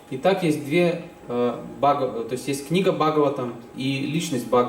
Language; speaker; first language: Russian; native; Russian